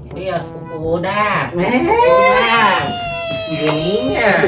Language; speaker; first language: Indonesian; non-native, local second language; Sundanese